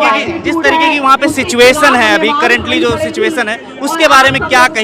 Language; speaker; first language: Hindi; native; Hindi